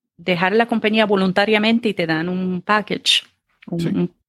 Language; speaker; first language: Spanish; native; Spanish